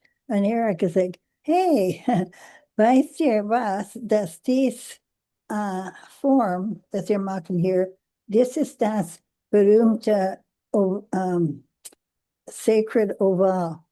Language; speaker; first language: German; non-native, learner; English